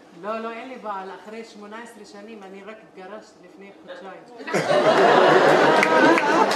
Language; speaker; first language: Hebrew; non-native, local second language; Arabic